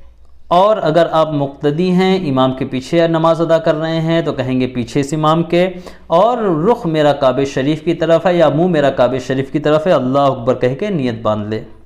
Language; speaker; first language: Urdu; native; Urdu